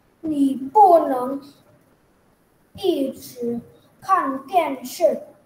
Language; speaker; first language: Chinese; non-native, learner; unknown